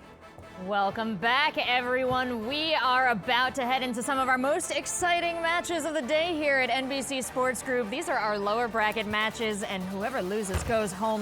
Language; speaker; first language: English; native; English